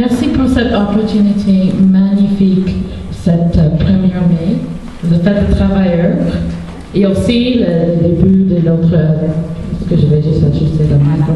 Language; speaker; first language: French; non-native, local second language; English